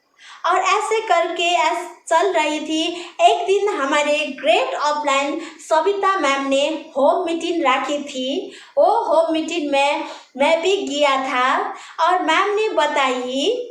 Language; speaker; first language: Hindi; non-native, local second language; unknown